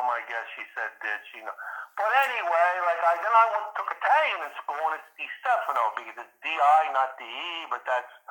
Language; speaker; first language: English; early bilingual, other home language; Italian